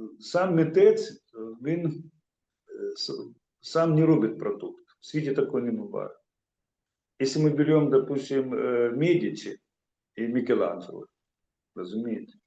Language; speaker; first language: Ukrainian; non-native, local second language; Russian